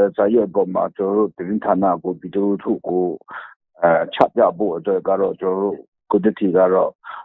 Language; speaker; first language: Burmese; non-native, local second language; Kachin